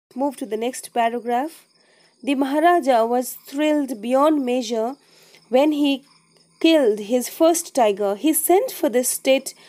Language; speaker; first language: English; non-native, local second language; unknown